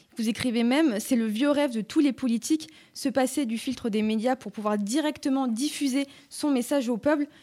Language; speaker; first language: French; native; French